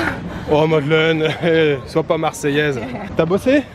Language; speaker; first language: French; native; French